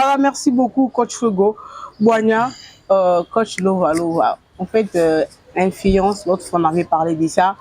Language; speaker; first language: French; non-native, local second language; Lingala